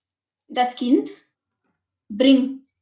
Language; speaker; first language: German; non-native, learner; Macedonian